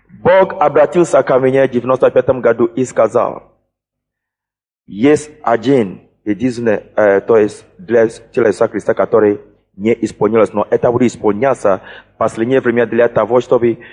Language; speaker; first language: Russian; non-native, fluent; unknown